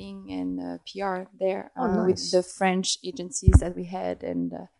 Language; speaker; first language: English; non-native, fluent; French